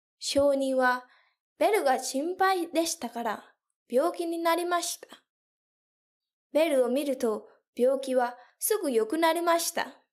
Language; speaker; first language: Japanese; non-native, fluent; English